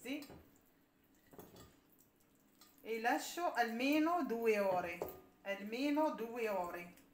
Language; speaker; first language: Italian; non-native, learner; Arabic